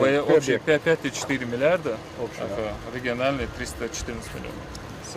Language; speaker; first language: Russian; non-native, local second language; Chechen